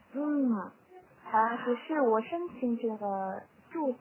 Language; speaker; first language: Chinese; non-native, learner; Korean